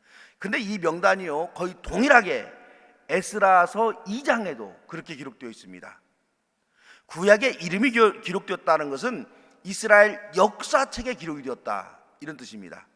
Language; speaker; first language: Korean; native; Korean